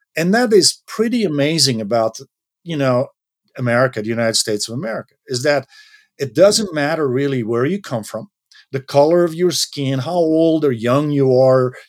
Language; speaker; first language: English; non-native, fluent; Dutch